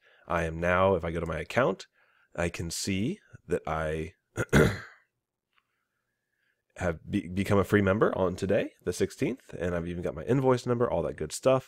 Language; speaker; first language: English; native; English